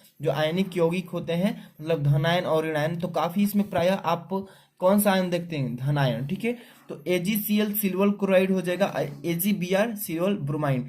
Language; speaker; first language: Hindi; native; Hindi